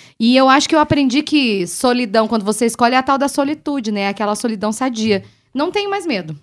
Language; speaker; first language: Portuguese; native; Portuguese